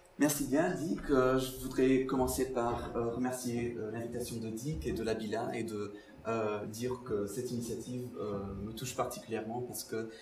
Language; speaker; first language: French; non-native, fluent; Portuguese